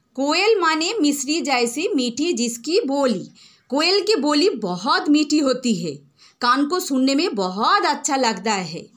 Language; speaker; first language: Hindi; non-native, local second language; Bangla